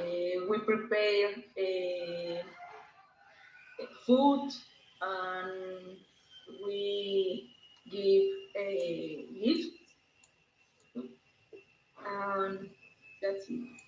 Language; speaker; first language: English; non-native, learner; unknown